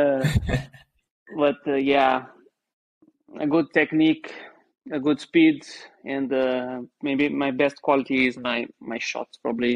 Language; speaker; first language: English; non-native, learner; Portuguese